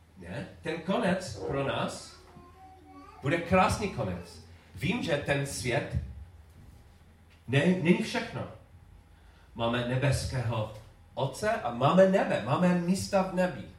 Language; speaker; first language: Czech; non-native, learner; English